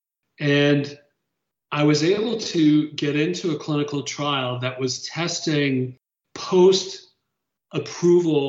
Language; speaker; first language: English; native; English